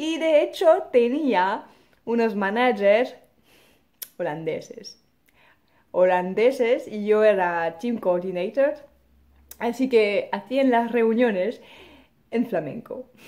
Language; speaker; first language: Spanish; non-native, fluent; French